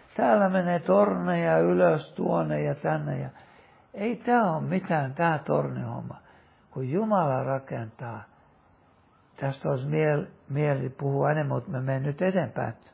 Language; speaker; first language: Finnish; native; Finnish